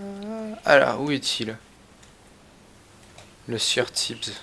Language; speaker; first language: French; native; French